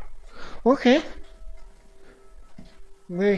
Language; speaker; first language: English; non-native, learner; Croatian